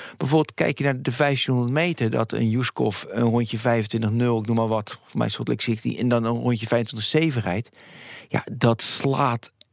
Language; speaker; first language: Dutch; native; Dutch